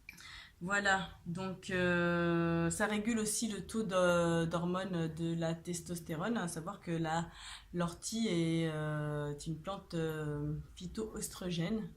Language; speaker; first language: French; native; French